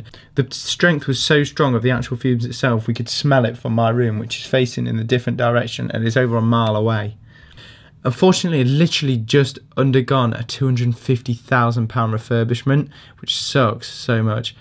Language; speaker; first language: English; native; English